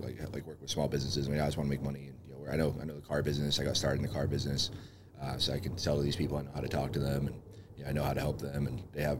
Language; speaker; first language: English; native; English